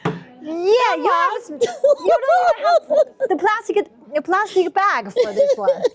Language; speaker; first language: English; non-native, learner; Chinese